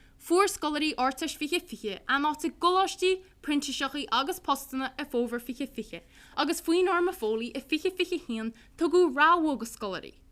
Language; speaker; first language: Irish; native; Irish